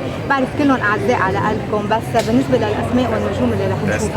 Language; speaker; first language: Arabic; native; Arabic